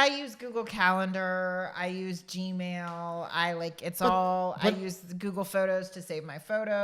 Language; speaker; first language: English; native; English